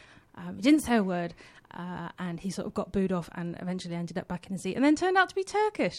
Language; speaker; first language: English; native; English